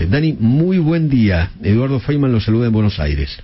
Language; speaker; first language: Spanish; native; Spanish